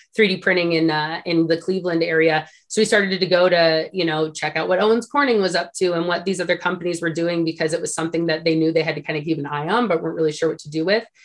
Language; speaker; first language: English; native; English